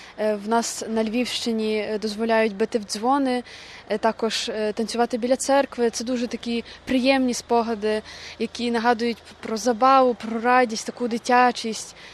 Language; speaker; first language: Ukrainian; native; Ukrainian